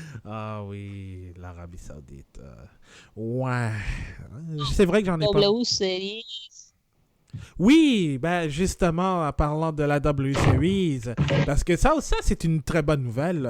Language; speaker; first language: French; native; French